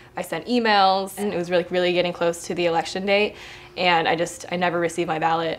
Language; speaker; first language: English; native; English